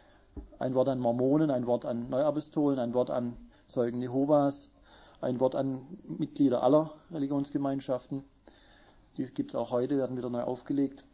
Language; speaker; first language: German; native; German